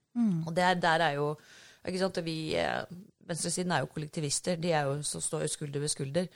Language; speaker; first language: Norwegian; native; Norwegian